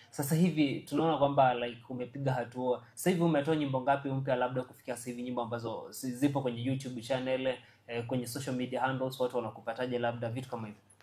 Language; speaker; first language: Swahili; non-native, local second language; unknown